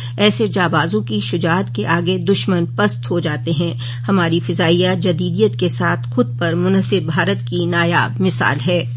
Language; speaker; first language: Urdu; native; Urdu